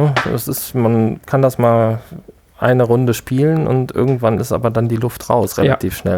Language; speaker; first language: German; native; German